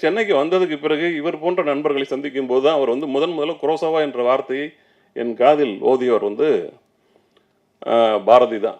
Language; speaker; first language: Tamil; native; Tamil